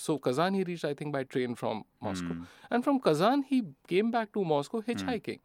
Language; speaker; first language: English; non-native, local second language; Hindi